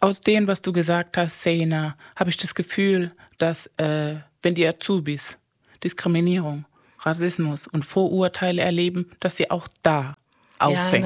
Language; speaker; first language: German; non-native, fluent; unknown